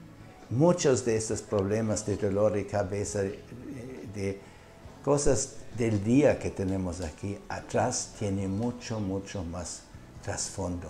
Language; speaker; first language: Spanish; non-native, fluent; German